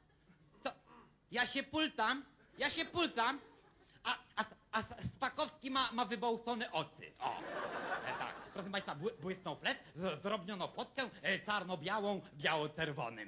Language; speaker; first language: Polish; native; Polish